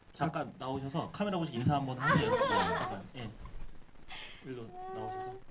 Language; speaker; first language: Korean; native; Korean